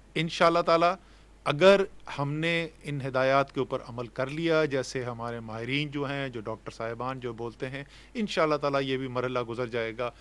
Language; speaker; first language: Urdu; native; Urdu